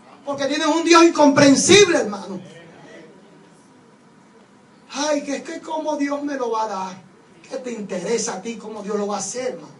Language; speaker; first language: Spanish; native; Spanish